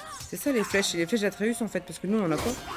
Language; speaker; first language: French; native; French